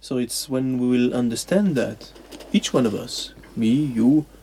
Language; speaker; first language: English; non-native, fluent; French